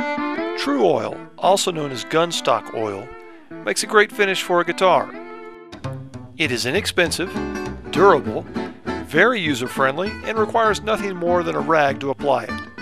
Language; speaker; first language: English; native; English